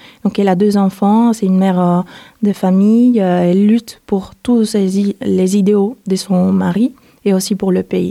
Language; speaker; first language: French; non-native, fluent; Spanish